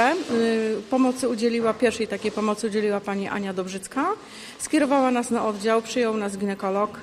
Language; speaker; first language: Polish; non-native, fluent; Ukrainian